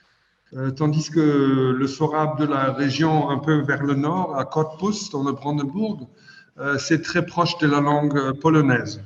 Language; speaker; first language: French; non-native, fluent; German